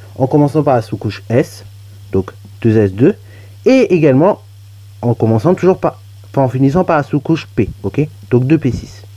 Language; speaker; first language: French; native; French